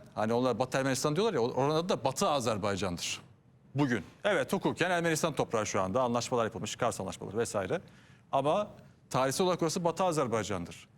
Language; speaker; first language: Turkish; native; Turkish